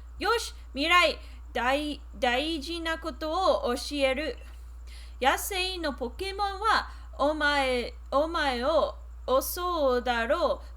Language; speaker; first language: Japanese; non-native, learner; English